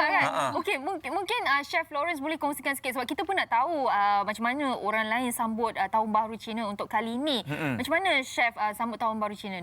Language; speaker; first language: Malay; non-native, local second language; Chinese